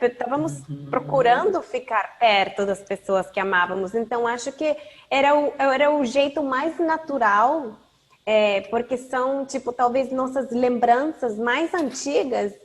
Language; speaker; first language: Portuguese; non-native, fluent; Spanish